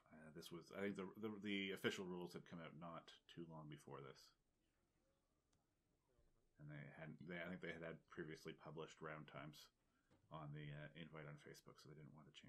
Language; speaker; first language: English; native; English